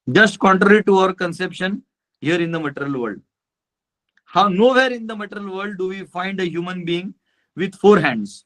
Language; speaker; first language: English; non-native, local second language; Hindi